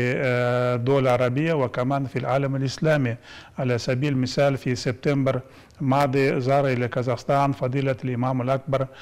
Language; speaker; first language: Arabic; non-native, fluent; Kazakh